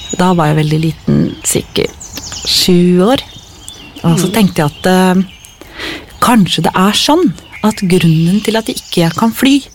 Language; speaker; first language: Norwegian; native; Norwegian